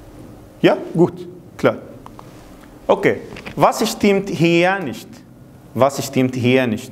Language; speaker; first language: German; non-native, fluent; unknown